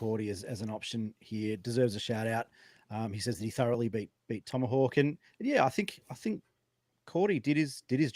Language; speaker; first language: English; native; English